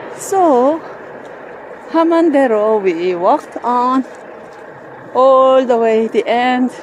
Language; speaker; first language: English; non-native, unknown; Korean